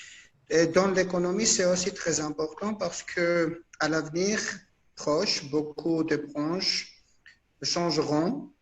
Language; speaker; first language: French; non-native, fluent; Armenian